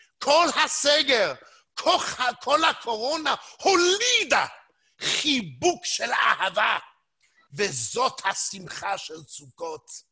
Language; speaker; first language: Hebrew; non-native, fluent; English